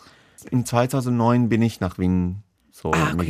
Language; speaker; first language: German; non-native, fluent; Persian